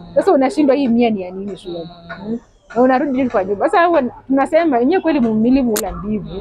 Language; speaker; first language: Swahili; non-native, local second language; Luyia